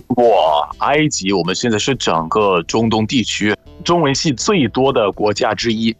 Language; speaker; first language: Chinese; non-native, fluent; Arabic